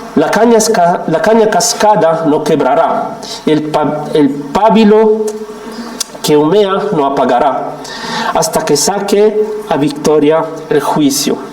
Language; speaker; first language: Spanish; non-native, fluent; Italian